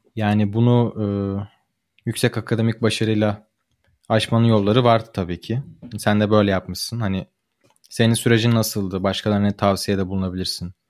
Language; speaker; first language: Turkish; native; Turkish